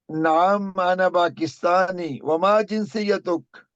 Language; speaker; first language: Arabic; non-native, learner; Urdu